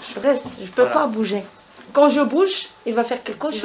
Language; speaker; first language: French; non-native, learner; Arabic